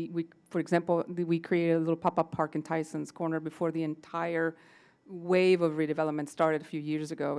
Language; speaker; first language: English; non-native, fluent; Spanish